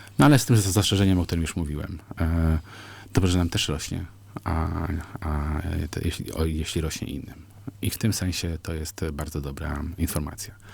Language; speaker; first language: Polish; native; Polish